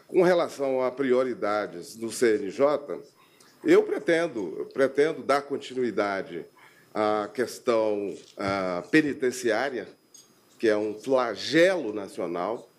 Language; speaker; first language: Portuguese; native; Portuguese